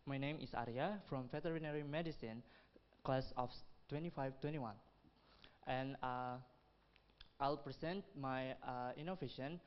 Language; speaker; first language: English; non-native, learner; Indonesian